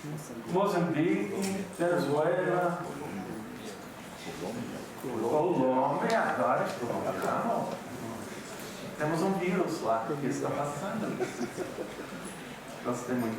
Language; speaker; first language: Portuguese; non-native, fluent; English